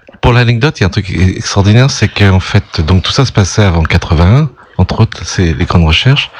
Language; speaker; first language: French; native; French